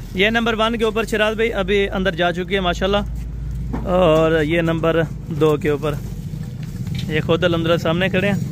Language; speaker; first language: Urdu; non-native, local second language; Saraiki